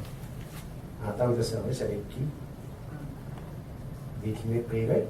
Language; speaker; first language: French; native; French